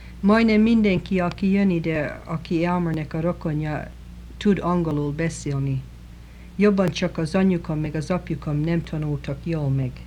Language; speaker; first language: Hungarian; early bilingual, heritage; Hungarian